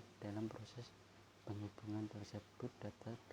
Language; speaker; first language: Indonesian; native; Indonesian